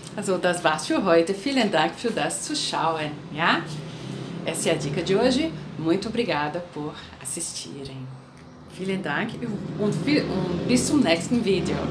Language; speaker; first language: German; non-native, fluent; Portuguese